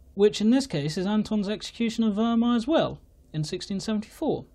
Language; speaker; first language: English; native; English